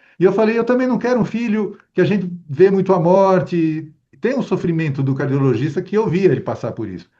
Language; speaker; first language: Portuguese; early bilingual, other home language; Spanish